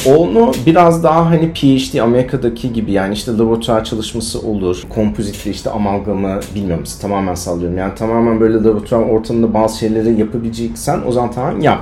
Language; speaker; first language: Turkish; early bilingual, other home language; German